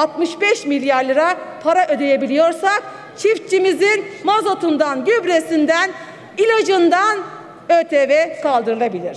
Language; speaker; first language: Turkish; native; Turkish